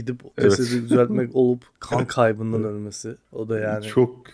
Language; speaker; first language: Turkish; native; Turkish